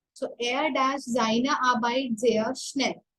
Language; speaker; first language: German; non-native, fluent; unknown